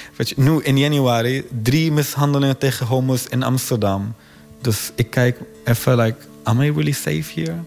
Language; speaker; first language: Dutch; non-native, learner; Arabic